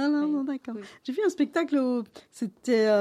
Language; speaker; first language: French; native; French